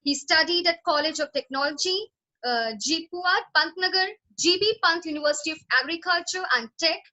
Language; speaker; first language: English; non-native, local second language; Hindi